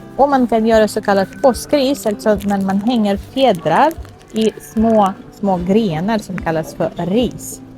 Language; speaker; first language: Swedish; non-native, fluent; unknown